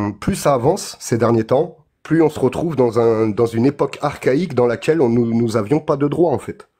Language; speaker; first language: French; native; French